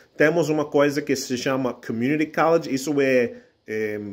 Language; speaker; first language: Portuguese; non-native, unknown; English